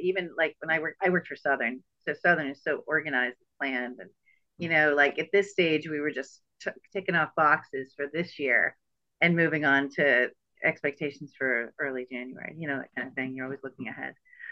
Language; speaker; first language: English; native; English